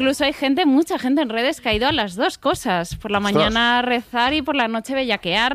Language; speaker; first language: Spanish; native; Spanish